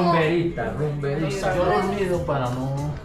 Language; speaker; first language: Spanish; native; Spanish